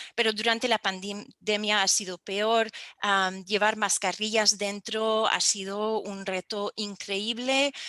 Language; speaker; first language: Spanish; non-native, fluent; French